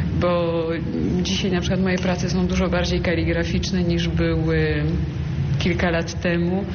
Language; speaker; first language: Polish; early bilingual, heritage; Polish